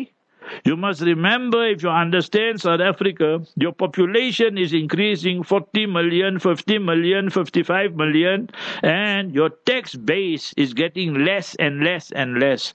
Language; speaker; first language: English; non-native, local second language; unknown